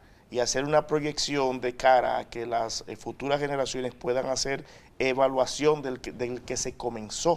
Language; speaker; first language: Spanish; native; Spanish